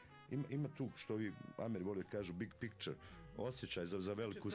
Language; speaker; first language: Serbian; native; Serbian